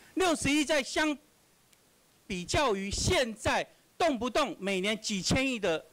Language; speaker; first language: Chinese; native; Chinese